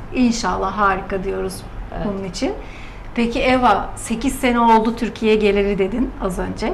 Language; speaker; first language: Turkish; native; Turkish